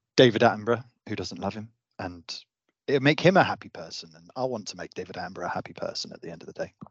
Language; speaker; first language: English; native; English